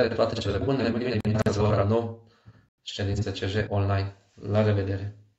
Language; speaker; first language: Romanian; non-native, local second language; Hungarian